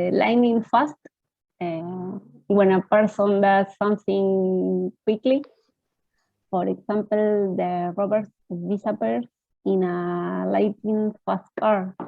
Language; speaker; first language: English; non-native, learner; Spanish